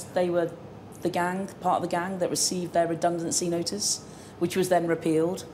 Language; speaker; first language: English; native; English